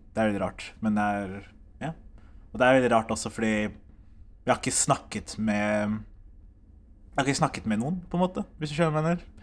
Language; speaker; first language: Norwegian; early bilingual, other home language; Somali